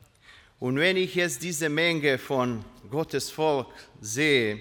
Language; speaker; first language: German; non-native, learner; Croatian